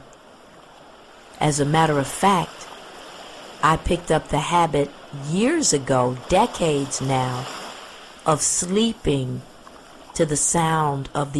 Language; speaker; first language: English; native; English